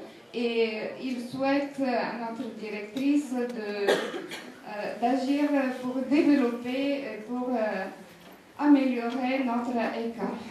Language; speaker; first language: French; non-native, fluent; Bulgarian